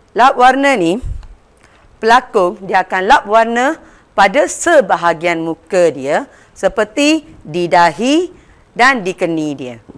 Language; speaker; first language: Malay; non-native, local second language; Tamil